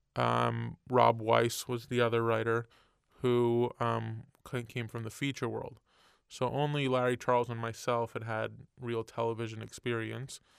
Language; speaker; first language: English; native; English